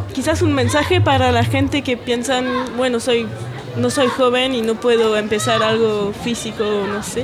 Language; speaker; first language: Spanish; non-native, fluent; French